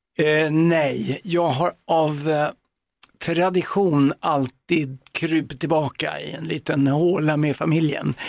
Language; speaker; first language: Swedish; native; Swedish